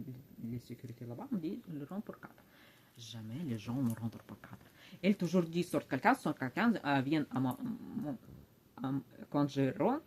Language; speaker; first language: French; non-native, learner; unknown